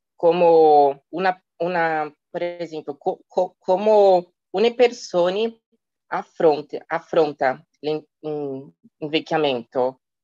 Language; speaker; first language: Italian; non-native, learner; Portuguese